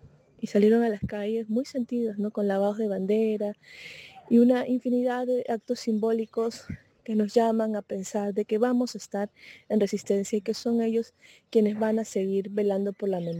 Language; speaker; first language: Spanish; native; Spanish